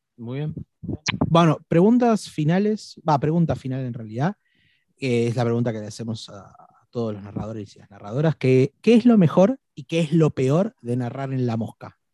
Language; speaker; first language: Spanish; native; Spanish